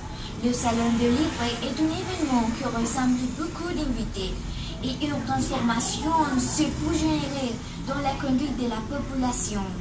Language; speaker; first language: French; non-native, learner; Spanish